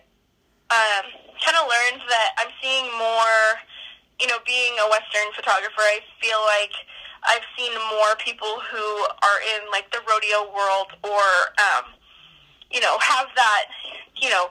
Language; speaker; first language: English; native; English